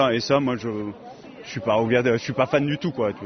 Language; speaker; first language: French; native; French